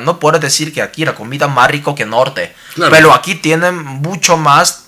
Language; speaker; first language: Spanish; non-native, learner; Cantonese